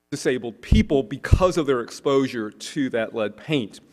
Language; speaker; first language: English; native; English